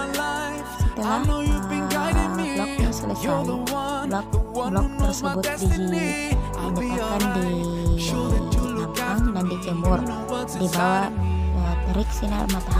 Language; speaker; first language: Indonesian; native; Indonesian